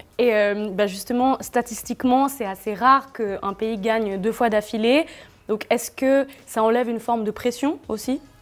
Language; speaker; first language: French; native; French